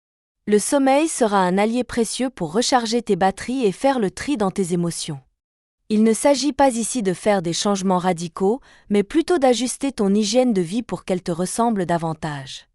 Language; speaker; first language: French; native; French